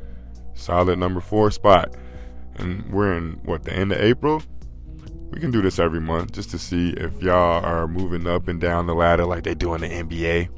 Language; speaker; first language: English; native; English